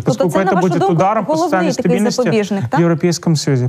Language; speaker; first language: Russian; native; Russian